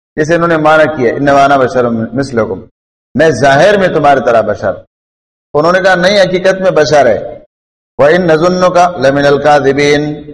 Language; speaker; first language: Urdu; non-native, local second language; Pashto